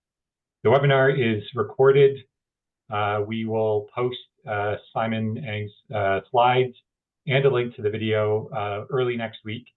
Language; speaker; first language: English; native; English